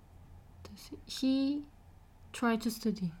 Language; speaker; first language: English; non-native, learner; Korean